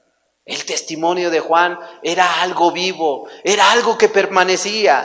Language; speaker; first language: Spanish; native; Spanish